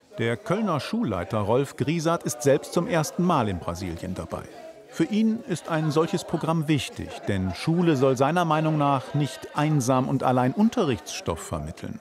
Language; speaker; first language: German; native; German